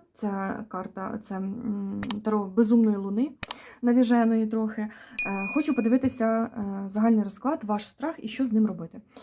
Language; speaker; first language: Ukrainian; native; Ukrainian